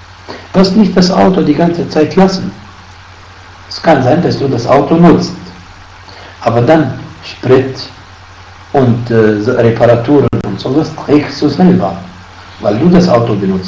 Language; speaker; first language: German; non-native, fluent; Arabic